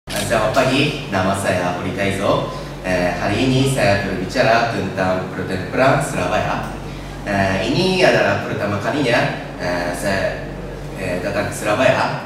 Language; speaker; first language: Indonesian; non-native, learner; Japanese